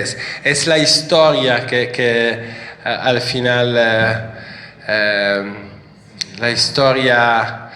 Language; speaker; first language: Spanish; non-native, fluent; Italian